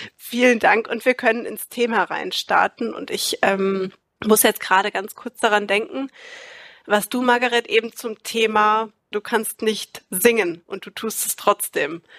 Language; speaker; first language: German; native; German